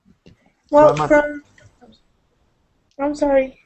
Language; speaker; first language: English; non-native, learner; Spanish